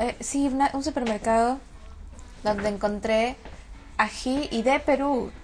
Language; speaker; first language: Spanish; native; Spanish